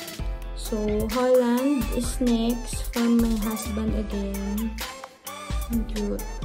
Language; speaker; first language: English; non-native, local second language; Filipino